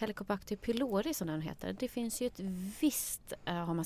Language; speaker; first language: Swedish; native; Swedish